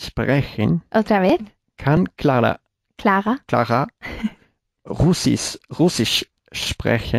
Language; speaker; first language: German; non-native, learner; Spanish